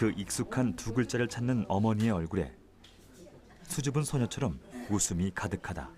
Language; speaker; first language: Korean; native; Korean